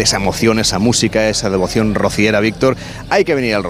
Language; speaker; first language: Spanish; native; Spanish